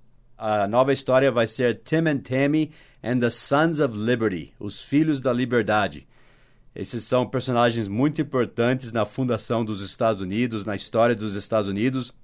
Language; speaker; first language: Portuguese; non-native, fluent; English